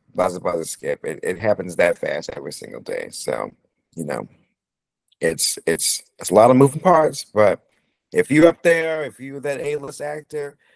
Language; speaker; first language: English; native; English